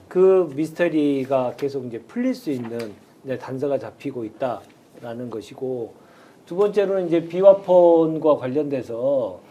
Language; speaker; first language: Korean; native; Korean